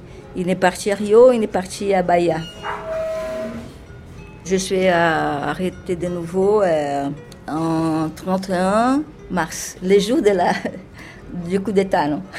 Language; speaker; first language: French; non-native, fluent; Portuguese